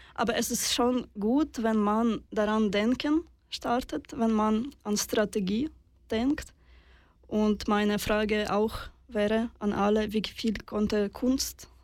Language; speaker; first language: German; non-native, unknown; Russian